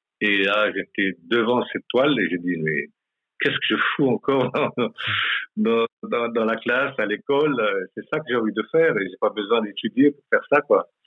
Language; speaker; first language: French; non-native, local second language; Malagasy